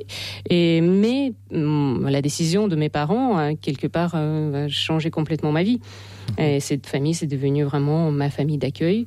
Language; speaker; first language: French; non-native, fluent; Russian